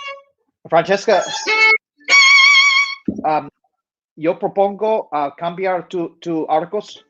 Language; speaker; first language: Spanish; non-native, learner; English